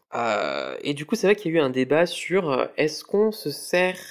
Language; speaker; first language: French; native; French